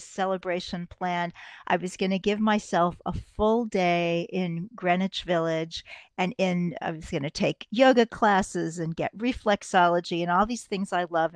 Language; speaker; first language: English; native; English